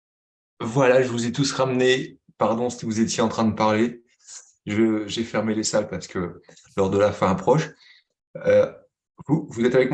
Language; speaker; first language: French; native; French